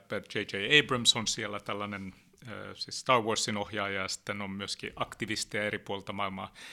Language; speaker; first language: Finnish; early bilingual, heritage; Finnish